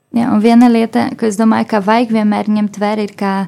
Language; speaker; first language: Latvian; non-native, fluent; Portuguese